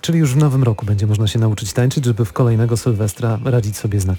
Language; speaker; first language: Polish; native; Polish